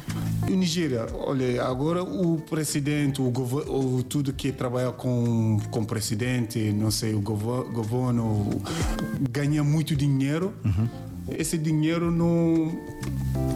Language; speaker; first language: Portuguese; non-native, learner; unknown